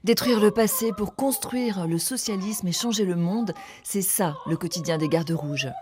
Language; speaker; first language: French; native; French